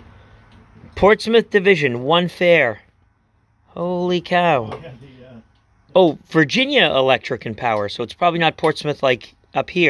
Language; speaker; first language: English; native; English